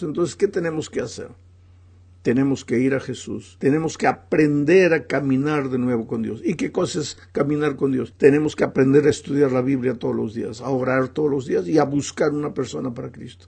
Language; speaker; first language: Spanish; native; Spanish